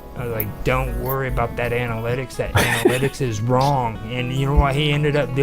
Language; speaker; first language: English; native; English